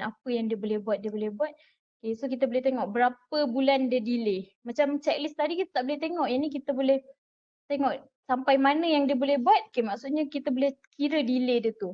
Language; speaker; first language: Malay; native; Malay